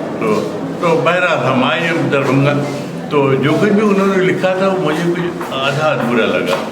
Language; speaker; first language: Urdu; native; Urdu